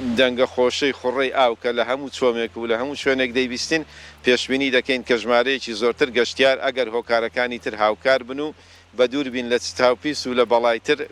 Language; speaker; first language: Central Kurdish; native; Central Kurdish